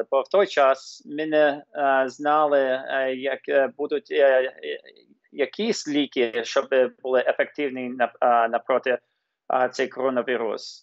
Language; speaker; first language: Ukrainian; early bilingual, heritage; English